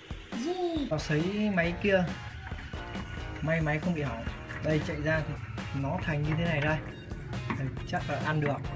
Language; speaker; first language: Vietnamese; native; Vietnamese